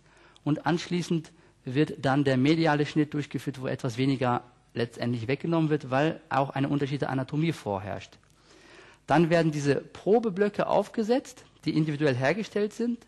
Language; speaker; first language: German; native; German